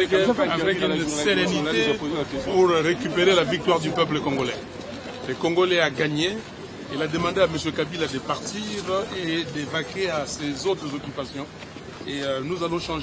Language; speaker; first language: French; non-native, local second language; Lingala